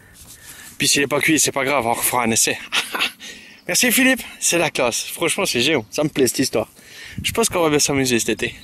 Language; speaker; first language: French; native; French